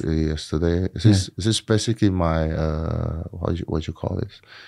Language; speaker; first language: English; non-native, fluent; Indonesian